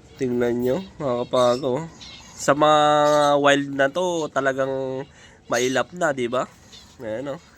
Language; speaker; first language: Filipino; non-native, local second language; Iloko